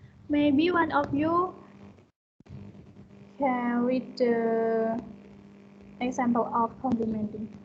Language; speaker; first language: English; non-native, fluent; Indonesian